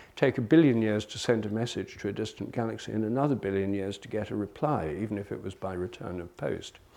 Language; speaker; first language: English; native; English